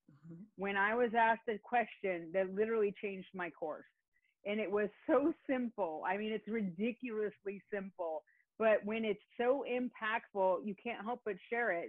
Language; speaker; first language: English; native; English